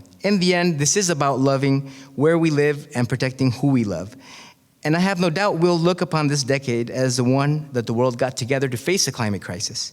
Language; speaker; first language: English; non-native, fluent; Spanish